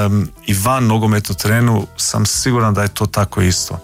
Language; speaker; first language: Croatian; early bilingual, heritage; Croatian